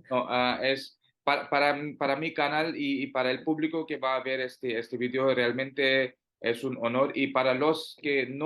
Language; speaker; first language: Spanish; non-native, fluent; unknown